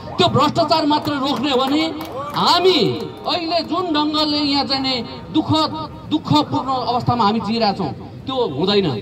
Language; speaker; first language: Nepali; non-native, local second language; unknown